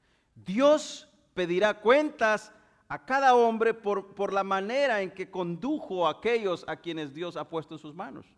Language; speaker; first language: Spanish; native; Spanish